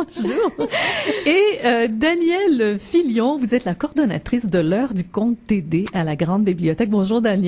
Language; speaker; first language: French; native; French